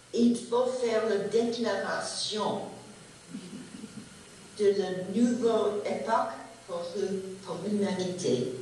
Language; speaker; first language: French; non-native, learner; English